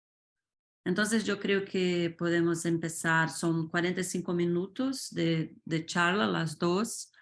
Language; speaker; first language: Spanish; non-native, fluent; Portuguese